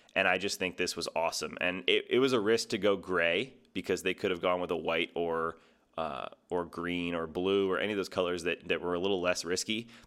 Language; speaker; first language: English; native; English